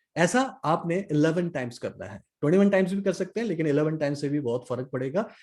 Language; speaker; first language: Hindi; non-native, local second language; Nepali